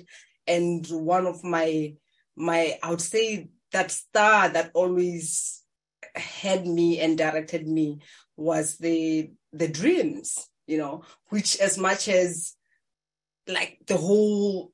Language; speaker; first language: English; non-native, local second language; Tswana